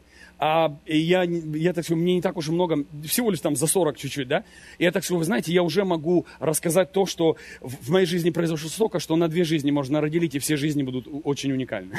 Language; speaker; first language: Russian; native; Russian